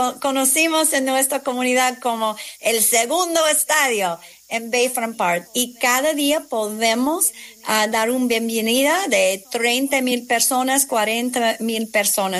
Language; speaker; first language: Spanish; non-native, fluent; English